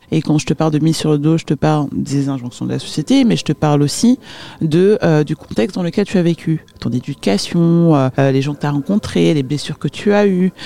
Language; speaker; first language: French; early bilingual, other home language; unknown